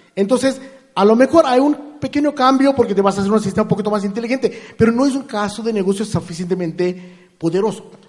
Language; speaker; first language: Spanish; non-native, fluent; Hindi